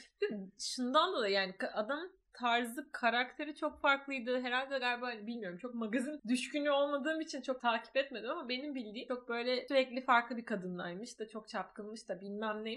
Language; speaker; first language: Turkish; native; Turkish